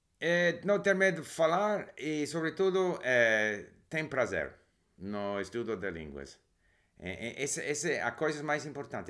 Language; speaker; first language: Portuguese; non-native, learner; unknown